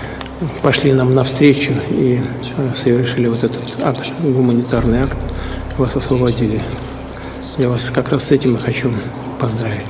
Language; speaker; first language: Russian; native; Russian